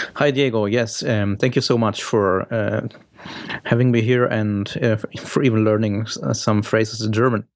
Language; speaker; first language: English; early bilingual, heritage; German